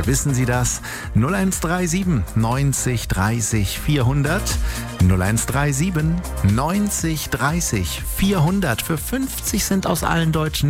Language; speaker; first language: German; native; German